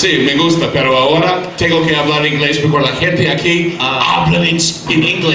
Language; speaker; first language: Spanish; non-native, learner; English